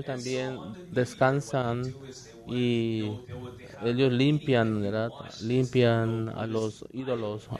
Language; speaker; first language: Spanish; non-native, learner; Korean